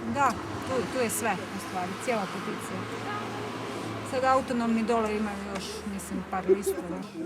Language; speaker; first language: Croatian; native; Croatian